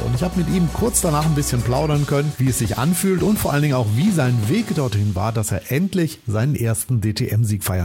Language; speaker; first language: German; native; German